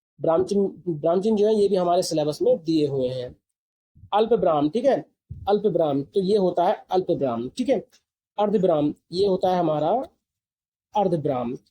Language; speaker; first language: Hindi; native; Hindi